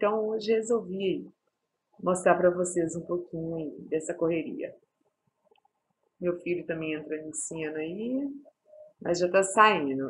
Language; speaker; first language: Portuguese; native; Portuguese